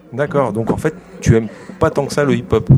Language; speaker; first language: French; native; French